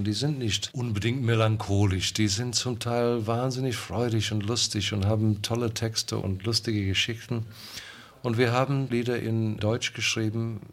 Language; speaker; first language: German; non-native, fluent; English